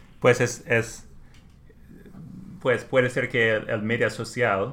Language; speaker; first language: Spanish; non-native, learner; English